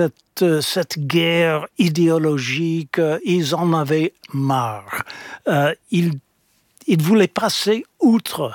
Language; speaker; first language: French; non-native, fluent; English